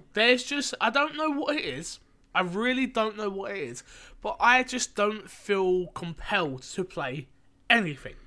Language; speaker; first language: English; native; English